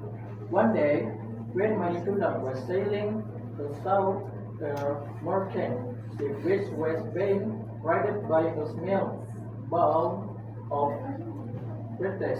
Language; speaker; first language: English; non-native, learner; Indonesian